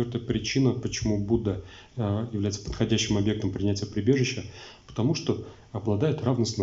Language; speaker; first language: Russian; native; Russian